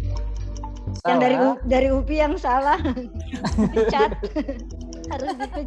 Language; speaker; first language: Indonesian; native; Indonesian